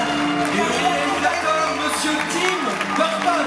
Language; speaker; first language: French; native; French